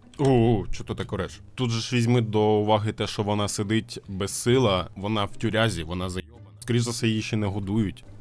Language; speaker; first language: Ukrainian; non-native, local second language; Russian